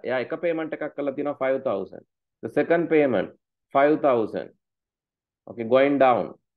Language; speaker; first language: English; non-native, local second language; Sinhala